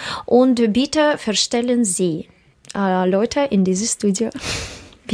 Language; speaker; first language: German; non-native, learner; Russian